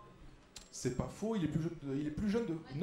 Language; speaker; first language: French; native; French